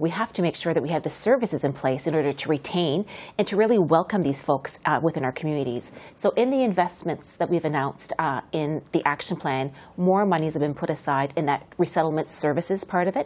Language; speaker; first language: English; native; English